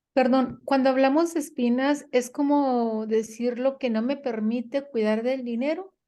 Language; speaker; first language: Spanish; native; Spanish